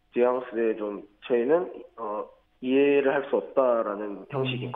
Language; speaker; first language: Korean; native; Korean